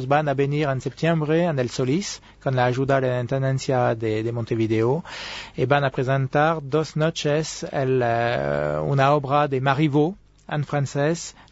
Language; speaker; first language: Spanish; non-native, fluent; French